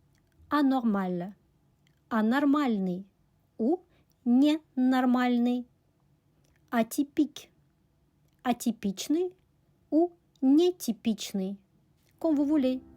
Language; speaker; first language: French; non-native, fluent; Russian